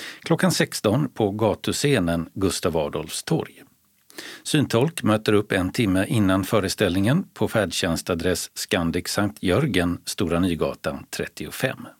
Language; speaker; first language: Swedish; native; Swedish